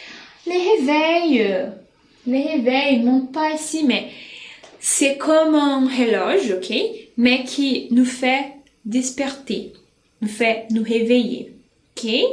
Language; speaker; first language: French; non-native, fluent; Portuguese